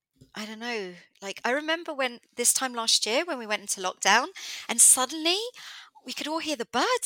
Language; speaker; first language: English; non-native, local second language; Greek